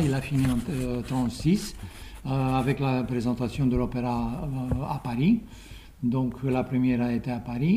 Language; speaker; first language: French; non-native, fluent; Romanian